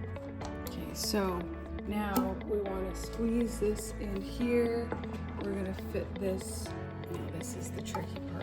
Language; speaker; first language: English; native; English